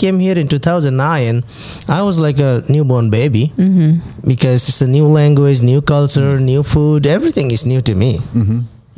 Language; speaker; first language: English; non-native, local second language; Nepali